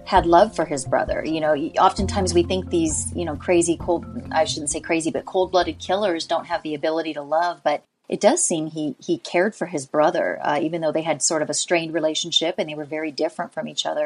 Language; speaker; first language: English; native; English